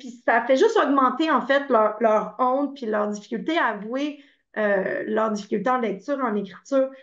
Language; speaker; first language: French; native; French